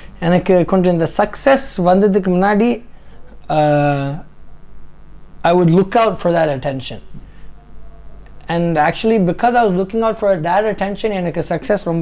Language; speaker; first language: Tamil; early bilingual, heritage; Tamil